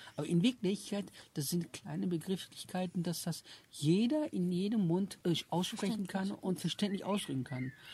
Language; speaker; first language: German; early bilingual, other home language; Turkish